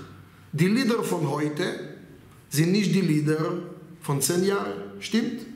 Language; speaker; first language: German; non-native, fluent; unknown